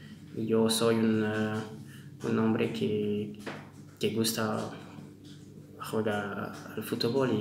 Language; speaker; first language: Spanish; non-native, learner; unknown